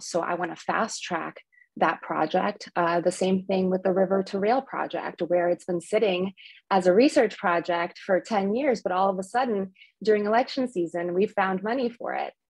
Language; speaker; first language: English; early bilingual, other home language; Spanish